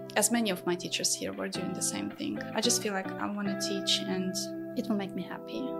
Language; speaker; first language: English; non-native, fluent; Ukrainian